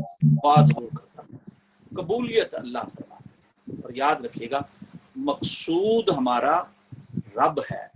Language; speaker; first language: Urdu; native; Urdu